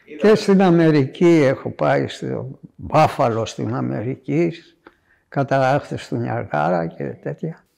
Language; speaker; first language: Greek; native; Greek